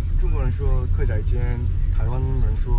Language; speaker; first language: Chinese; non-native, learner; Korean